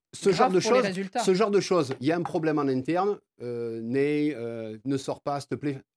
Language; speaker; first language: French; native; French